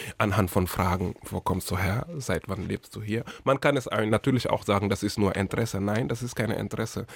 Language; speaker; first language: German; non-native, fluent; Wolof